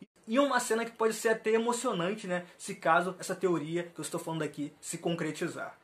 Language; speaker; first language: Portuguese; native; Portuguese